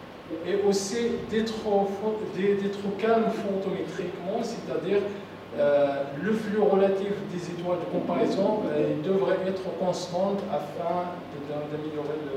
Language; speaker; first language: French; non-native, local second language; Arabic